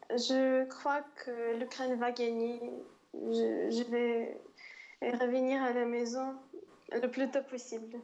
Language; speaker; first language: French; non-native, fluent; Ukrainian